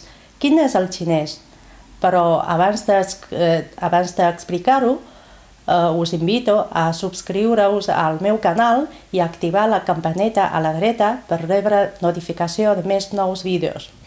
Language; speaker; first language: Catalan; non-native, fluent; Chinese